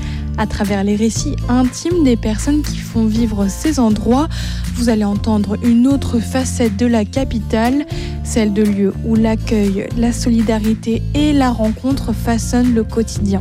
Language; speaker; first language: French; native; French